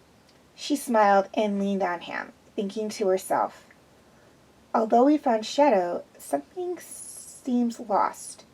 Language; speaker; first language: English; native; English